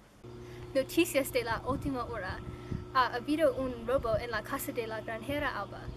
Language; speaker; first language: Spanish; non-native, learner; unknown